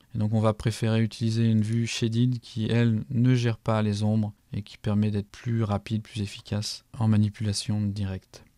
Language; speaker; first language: French; native; French